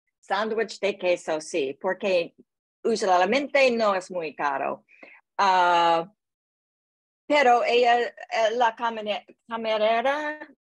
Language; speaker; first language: Spanish; non-native, learner; English